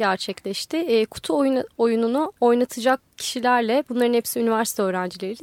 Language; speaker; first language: Turkish; native; Turkish